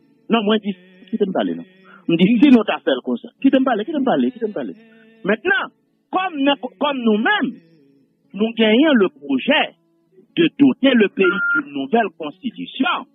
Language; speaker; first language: French; non-native, local second language; Haitian Creole